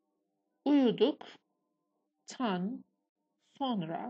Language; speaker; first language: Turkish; non-native, fluent; Persian